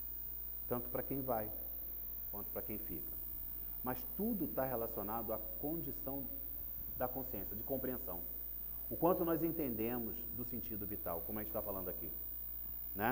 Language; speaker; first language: Portuguese; native; Portuguese